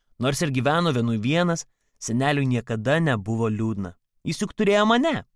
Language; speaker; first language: Lithuanian; native; Lithuanian